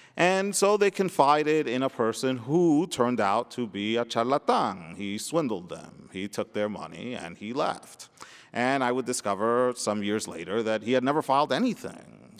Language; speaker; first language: English; early bilingual, other home language; Spanish